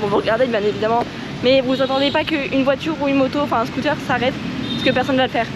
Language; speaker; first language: French; native; French